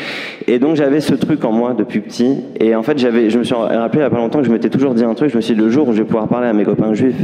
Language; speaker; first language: French; native; French